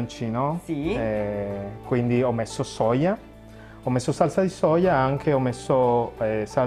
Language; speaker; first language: Italian; non-native, learner; Spanish